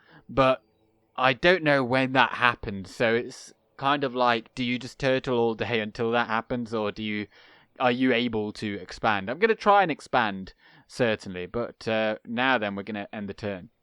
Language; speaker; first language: English; native; English